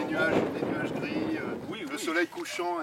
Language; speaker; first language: French; native; French